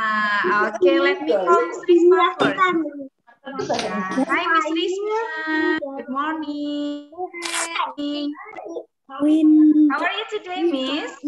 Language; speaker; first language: English; non-native, local second language; Indonesian